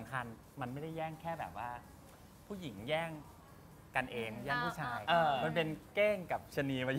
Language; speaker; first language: Thai; native; Thai